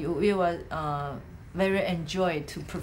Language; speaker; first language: English; non-native, learner; Chinese